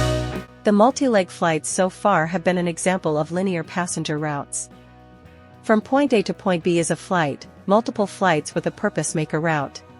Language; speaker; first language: English; native; English